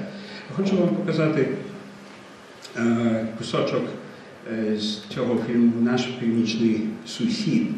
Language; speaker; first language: Ukrainian; early bilingual, heritage; Ukrainian